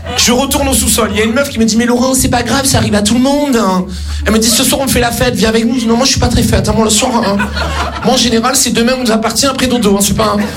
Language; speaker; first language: French; native; French